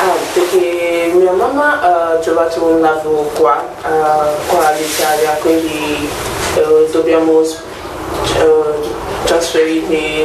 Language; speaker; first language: Italian; non-native, learner; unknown